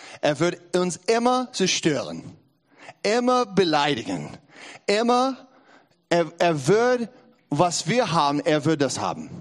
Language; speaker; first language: German; non-native, learner; English